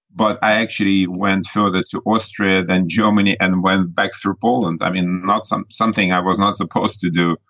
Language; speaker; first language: English; non-native, fluent; Russian